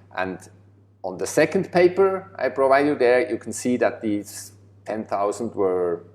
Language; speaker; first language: English; non-native, fluent; German